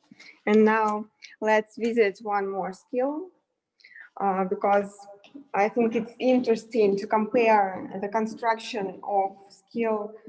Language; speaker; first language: English; non-native, fluent; Russian